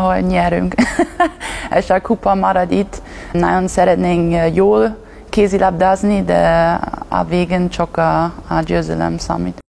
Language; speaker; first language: Hungarian; non-native, learner; German